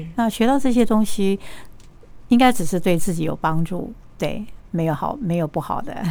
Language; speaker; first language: Chinese; native; Chinese